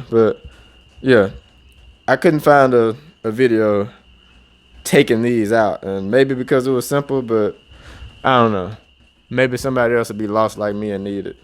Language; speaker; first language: English; native; English